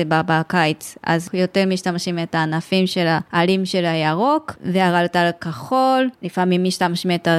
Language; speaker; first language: Hebrew; non-native, learner; Japanese